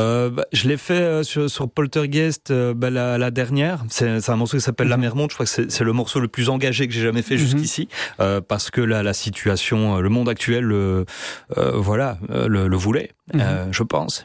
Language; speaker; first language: French; native; French